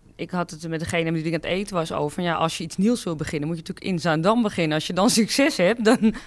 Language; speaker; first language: Dutch; early bilingual, other home language; Greek